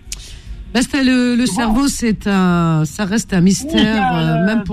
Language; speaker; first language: French; native; French